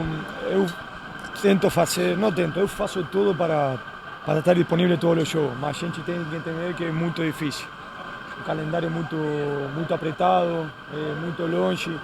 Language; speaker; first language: Portuguese; non-native, fluent; Spanish